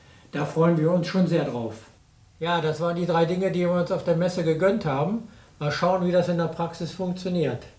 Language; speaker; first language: German; native; German